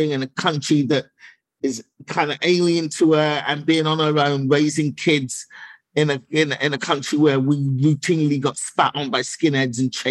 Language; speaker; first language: English; native; English